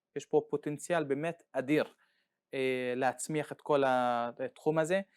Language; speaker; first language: Hebrew; non-native, local second language; Arabic